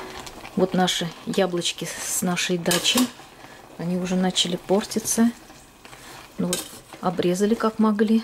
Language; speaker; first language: Russian; native; Russian